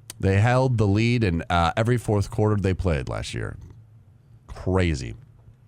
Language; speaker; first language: English; native; English